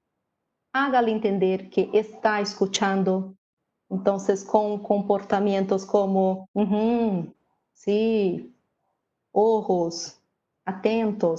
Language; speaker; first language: Spanish; non-native, learner; Portuguese